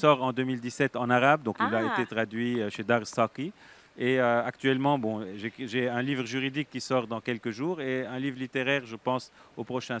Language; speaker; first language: French; native; French